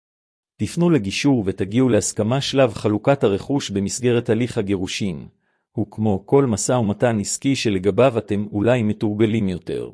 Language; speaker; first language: Hebrew; native; Hebrew